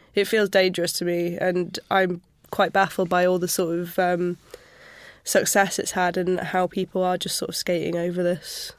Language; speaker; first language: English; native; English